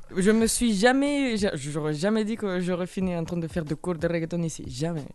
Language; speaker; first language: French; non-native, fluent; Spanish